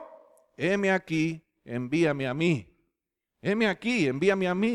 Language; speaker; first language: Spanish; native; Spanish